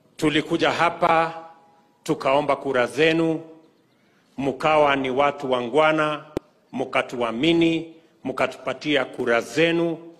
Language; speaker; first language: Swahili; non-native, local second language; Kalenjin